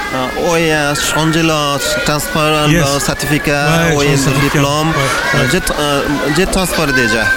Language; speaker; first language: French; non-native, learner; Bangla